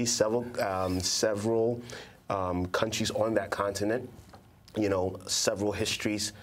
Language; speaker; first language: English; non-native, local second language; Akan